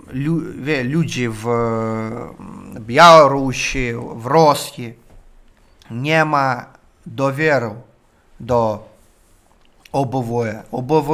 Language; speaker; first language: Polish; non-native, learner; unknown